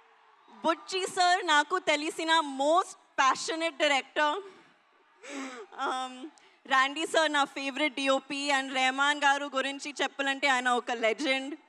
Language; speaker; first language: Telugu; non-native, learner; Hindi